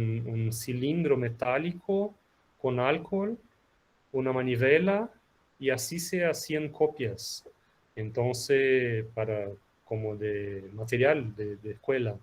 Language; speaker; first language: Spanish; non-native, fluent; Portuguese